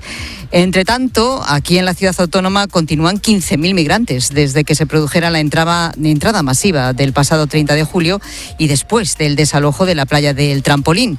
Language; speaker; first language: Spanish; native; Spanish